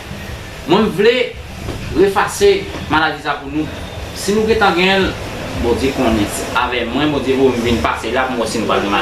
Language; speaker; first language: French; non-native, learner; Haitian Creole